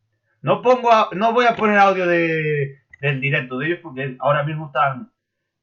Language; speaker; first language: Spanish; native; Spanish